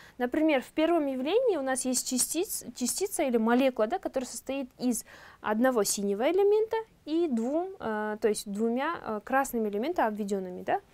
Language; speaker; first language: Russian; non-native, local second language; Kazakh